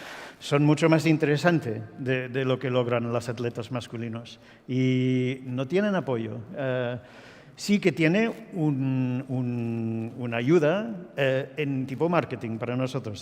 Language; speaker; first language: Spanish; non-native, fluent; English